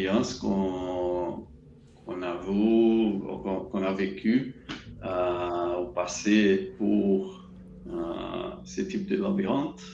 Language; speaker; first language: French; non-native, learner; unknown